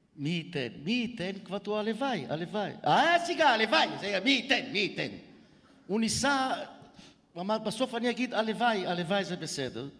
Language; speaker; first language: Hebrew; early bilingual, other home language; Bulgarian